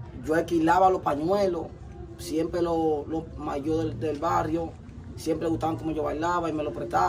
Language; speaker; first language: Spanish; native; Spanish